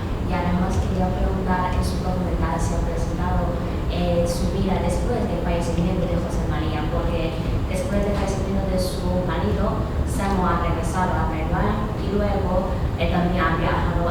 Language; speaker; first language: Spanish; non-native, fluent; Chinese